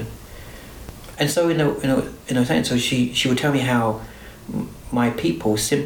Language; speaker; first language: English; native; English